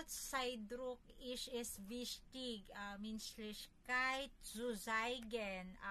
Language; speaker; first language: German; non-native, learner; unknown